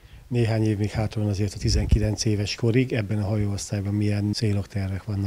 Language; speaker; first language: Hungarian; native; Hungarian